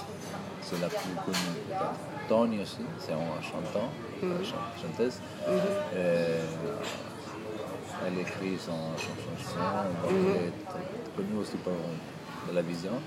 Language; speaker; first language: French; non-native, fluent; Italian